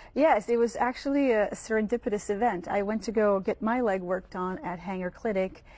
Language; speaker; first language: English; early bilingual, other home language; Bosnian